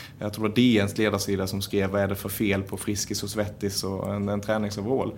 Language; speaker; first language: Swedish; native; Swedish